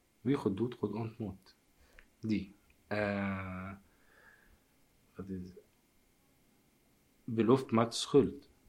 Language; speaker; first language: Dutch; non-native, learner; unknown